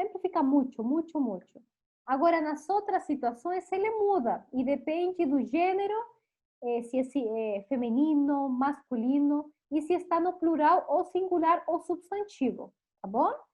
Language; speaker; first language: Portuguese; non-native, fluent; Spanish